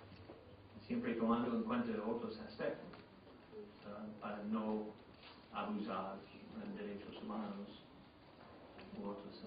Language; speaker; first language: Spanish; non-native, fluent; English